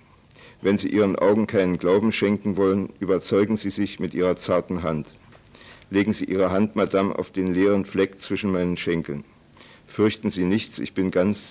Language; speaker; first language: German; native; German